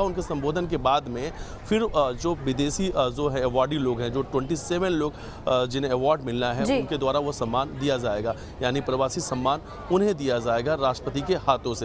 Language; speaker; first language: Hindi; native; Hindi